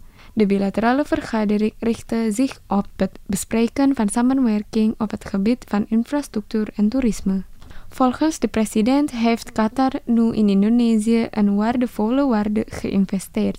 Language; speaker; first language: Dutch; non-native, fluent; Indonesian